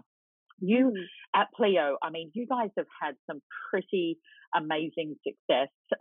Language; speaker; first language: English; native; English